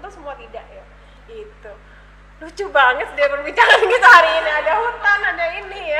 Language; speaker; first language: Indonesian; native; Indonesian